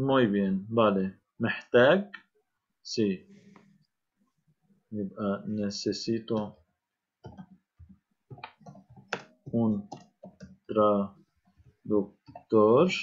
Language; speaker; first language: Spanish; non-native, fluent; Arabic